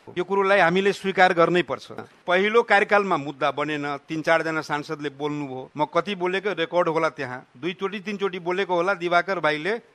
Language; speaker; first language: Nepali; non-native, local second language; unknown